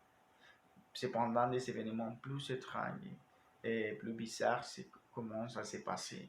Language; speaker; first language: French; non-native, learner; Spanish